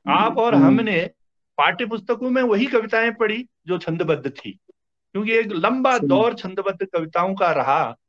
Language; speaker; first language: Hindi; native; Hindi